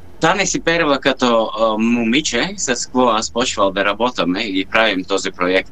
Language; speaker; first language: Bulgarian; non-native, learner; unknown